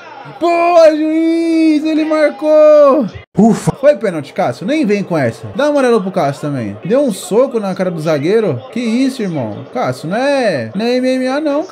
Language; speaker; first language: Portuguese; native; Portuguese